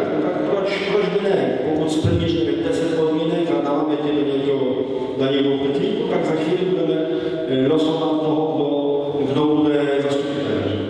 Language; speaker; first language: Czech; non-native, fluent; Polish